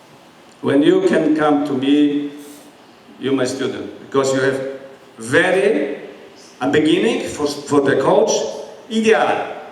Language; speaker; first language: English; non-native, learner; Polish